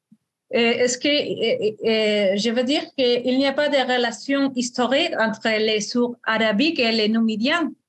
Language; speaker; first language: French; non-native, fluent; Spanish